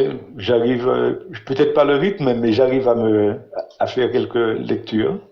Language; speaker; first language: French; non-native, learner; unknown